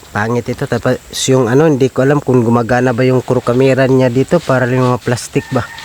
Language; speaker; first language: Filipino; non-native, local second language; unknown